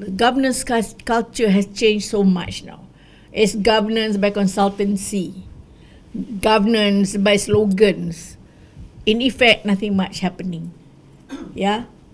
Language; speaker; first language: English; non-native, local second language; Malay